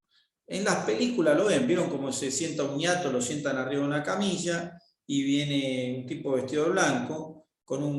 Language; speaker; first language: Spanish; native; Spanish